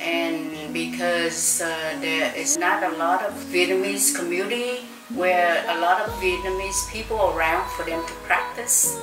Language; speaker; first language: English; early bilingual, other home language; Vietnamese